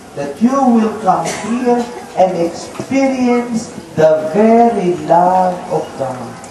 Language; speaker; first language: English; non-native, local second language; Filipino